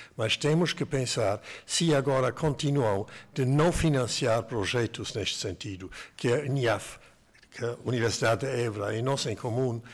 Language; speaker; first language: Portuguese; non-native, fluent; German